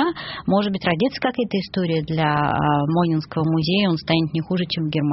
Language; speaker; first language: Russian; native; Russian